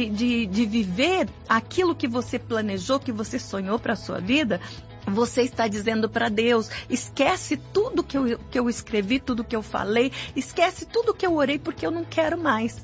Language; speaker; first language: Portuguese; native; Portuguese